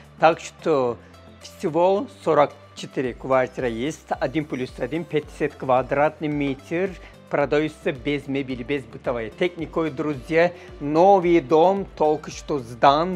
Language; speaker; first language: Russian; non-native, learner; Turkish